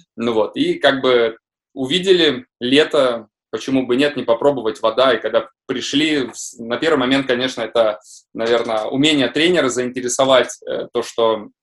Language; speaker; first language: Russian; native; Russian